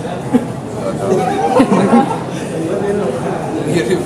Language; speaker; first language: Indonesian; non-native, learner; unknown